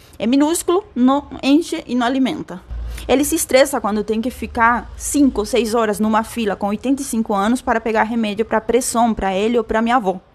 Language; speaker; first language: Portuguese; non-native, fluent; Spanish